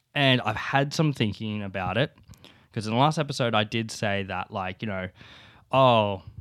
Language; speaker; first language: English; native; English